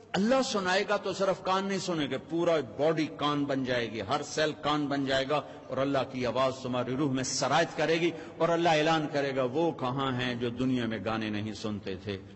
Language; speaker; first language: Urdu; non-native, local second language; Punjabi